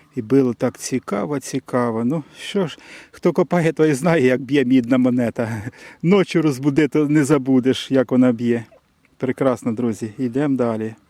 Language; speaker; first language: Ukrainian; non-native, local second language; Russian